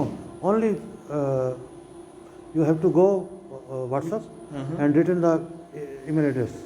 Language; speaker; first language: English; non-native, learner; Urdu